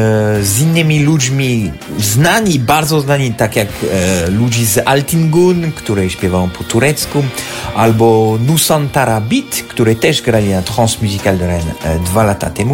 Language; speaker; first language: Polish; non-native, learner; French